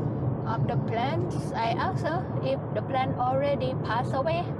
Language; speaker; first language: English; non-native, fluent; Thai